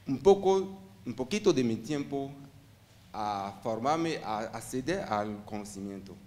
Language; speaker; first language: Spanish; non-native, fluent; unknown